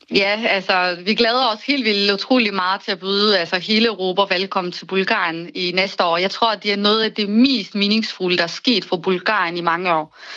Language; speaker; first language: Danish; non-native, fluent; Bulgarian